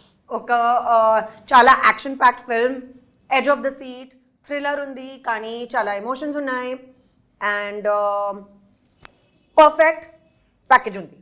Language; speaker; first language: Telugu; non-native, fluent; Hindi